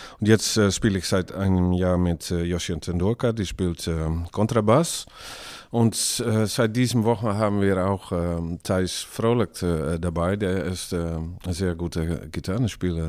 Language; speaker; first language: German; non-native, learner; Dutch